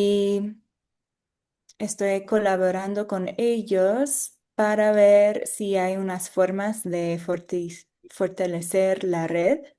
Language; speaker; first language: Spanish; non-native, fluent; English